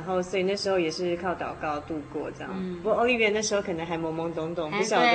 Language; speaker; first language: Chinese; native; Chinese